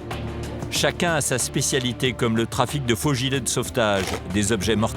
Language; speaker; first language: French; native; French